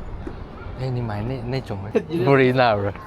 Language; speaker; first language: Chinese; non-native, learner; Indonesian